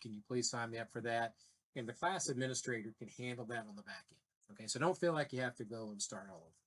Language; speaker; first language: English; native; English